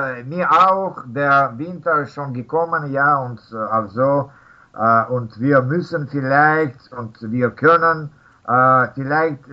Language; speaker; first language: German; non-native, learner; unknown